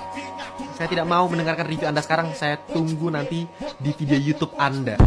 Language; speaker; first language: Indonesian; native; Indonesian